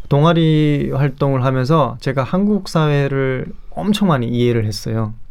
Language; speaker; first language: Korean; native; Korean